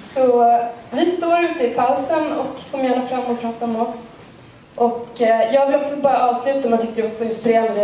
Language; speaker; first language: Swedish; native; Swedish